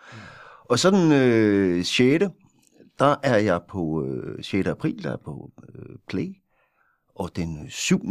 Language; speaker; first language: Danish; native; Danish